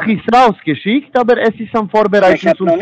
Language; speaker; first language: German; non-native, fluent; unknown